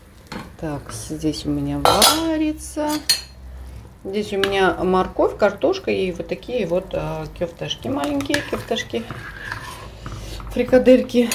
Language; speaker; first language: Russian; native; Russian